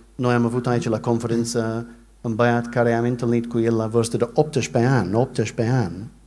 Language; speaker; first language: Romanian; non-native, learner; English